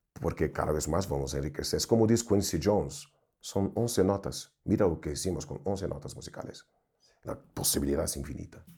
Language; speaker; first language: Spanish; non-native, fluent; Portuguese